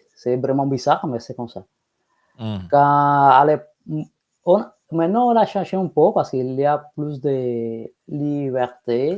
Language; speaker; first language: French; non-native, fluent; Spanish